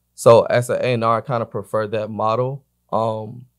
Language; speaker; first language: English; native; English